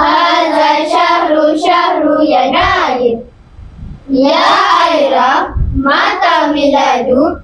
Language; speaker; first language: Arabic; non-native, learner; Malay